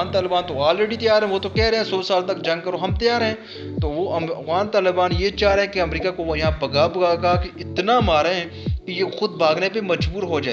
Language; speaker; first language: Hindi; non-native, local second language; Punjabi